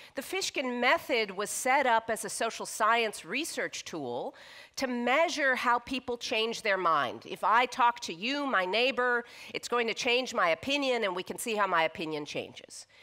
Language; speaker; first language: English; native; English